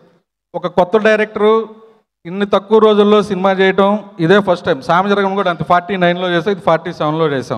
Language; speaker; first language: Telugu; native; Telugu